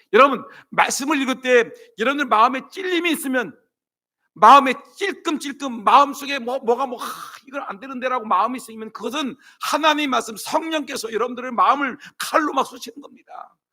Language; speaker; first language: Korean; native; Korean